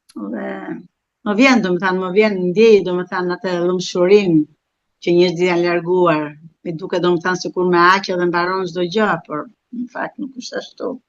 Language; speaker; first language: Albanian; native; Albanian